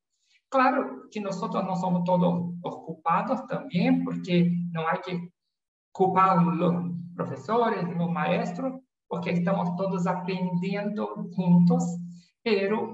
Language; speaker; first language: Spanish; non-native, learner; Portuguese